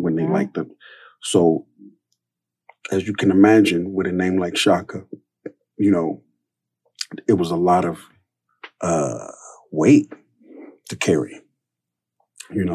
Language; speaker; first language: English; native; English